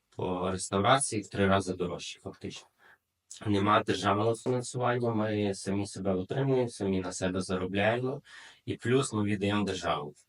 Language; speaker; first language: Ukrainian; native; Ukrainian